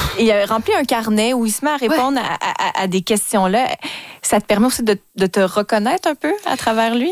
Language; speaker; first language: French; native; French